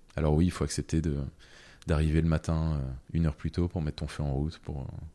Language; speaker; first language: French; native; French